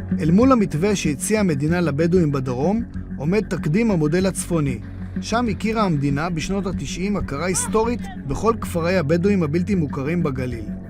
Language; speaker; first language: Hebrew; native; Hebrew